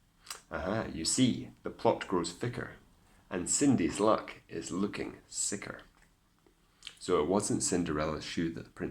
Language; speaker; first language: English; native; English